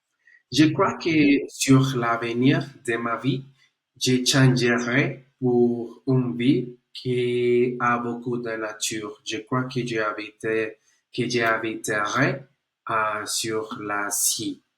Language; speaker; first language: French; non-native, learner; Spanish